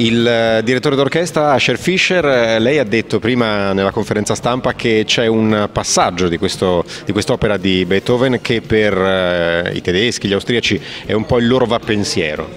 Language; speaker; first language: Italian; native; Italian